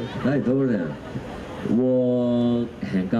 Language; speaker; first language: Chinese; non-native, learner; Japanese